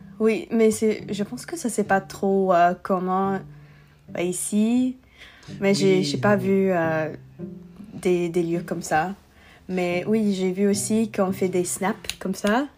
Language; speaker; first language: French; non-native, learner; English